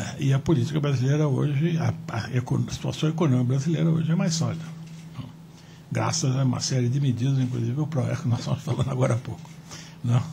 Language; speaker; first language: Portuguese; native; Portuguese